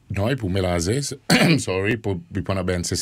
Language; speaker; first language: French; non-native, learner; Morisyen